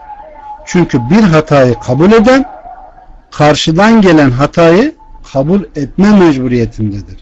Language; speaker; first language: Turkish; native; Turkish